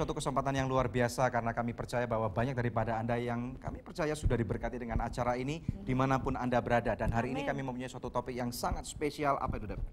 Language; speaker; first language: Indonesian; native; Indonesian